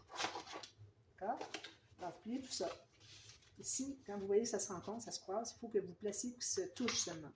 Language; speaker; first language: French; native; French